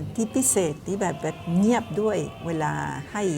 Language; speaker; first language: Thai; non-native, fluent; Spanish